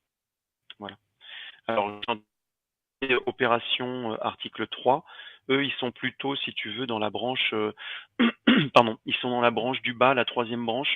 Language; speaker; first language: French; native; French